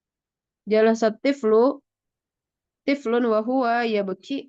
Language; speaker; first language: Arabic; non-native, fluent; Indonesian